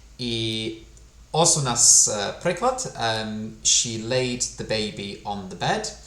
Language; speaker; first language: Ukrainian; non-native, fluent; English